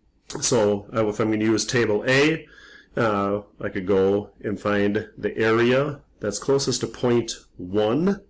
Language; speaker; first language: English; native; English